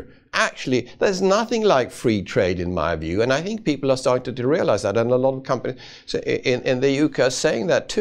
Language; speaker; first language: English; non-native, fluent; Swedish